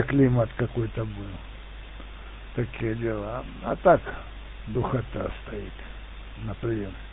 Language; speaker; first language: Russian; native; Russian